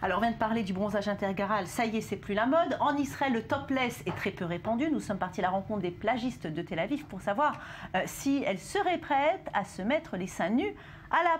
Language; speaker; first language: French; native; French